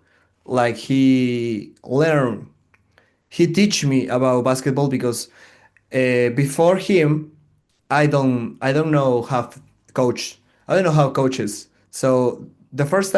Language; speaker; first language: English; non-native, learner; Spanish